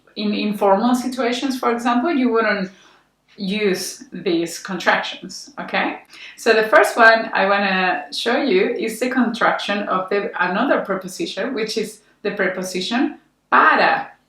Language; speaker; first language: English; non-native, fluent; Spanish